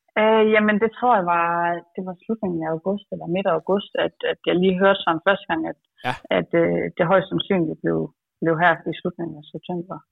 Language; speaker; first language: Danish; native; Danish